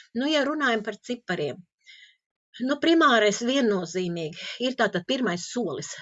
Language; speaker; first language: Latvian; non-native, local second language; Russian